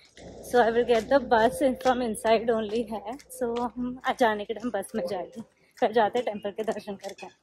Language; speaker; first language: Hindi; native; Hindi